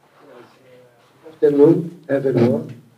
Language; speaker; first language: English; non-native, learner; Portuguese